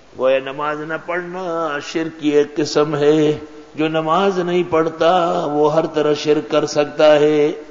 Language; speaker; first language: Urdu; non-native, local second language; Pashto